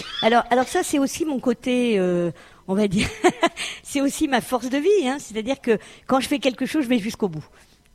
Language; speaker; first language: French; native; French